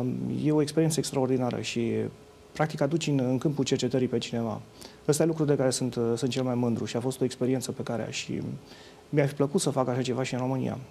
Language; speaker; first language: Romanian; native; Romanian